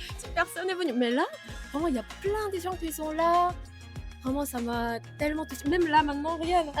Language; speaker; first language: French; non-native, fluent; Korean